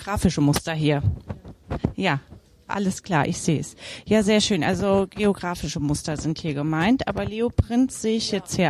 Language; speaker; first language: German; native; German